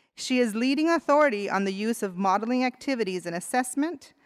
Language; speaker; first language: English; early bilingual, other home language; Spanish